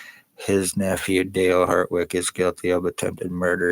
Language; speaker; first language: English; native; English